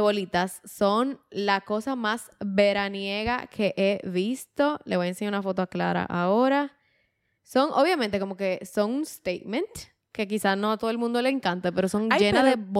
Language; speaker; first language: Spanish; native; Spanish